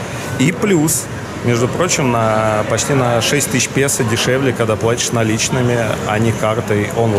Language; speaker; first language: Russian; native; Russian